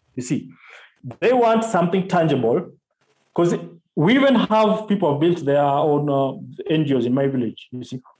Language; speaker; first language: English; non-native, local second language; Luo (Kenya and Tanzania)